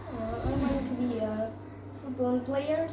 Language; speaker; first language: English; non-native, learner; Vietnamese